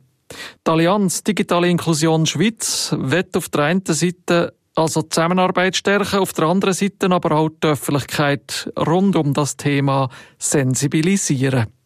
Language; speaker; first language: German; native; German